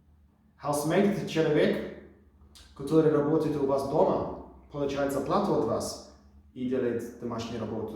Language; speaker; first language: Russian; non-native, fluent; English